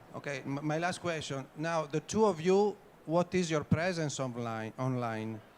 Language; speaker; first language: English; non-native, fluent; Italian